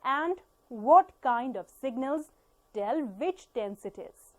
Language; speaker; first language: English; non-native, local second language; Punjabi